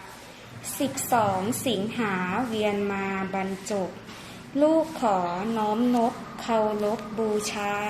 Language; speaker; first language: Thai; native; Thai